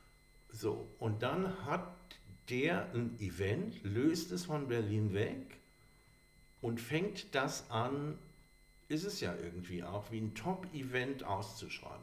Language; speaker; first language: German; native; German